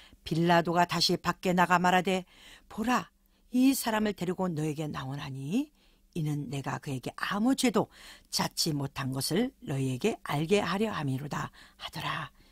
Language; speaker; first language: Korean; native; Korean